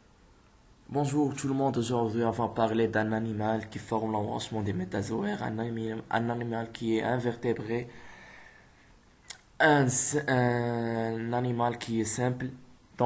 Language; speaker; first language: French; non-native, local second language; Arabic